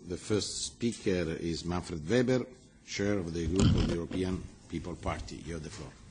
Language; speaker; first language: English; non-native, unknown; Italian